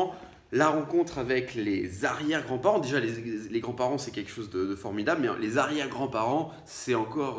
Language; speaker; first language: French; native; French